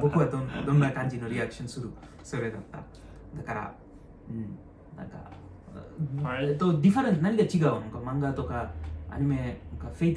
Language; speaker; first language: Japanese; non-native, learner; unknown